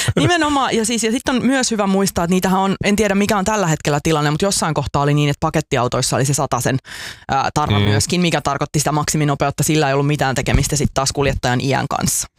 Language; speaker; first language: Finnish; native; Finnish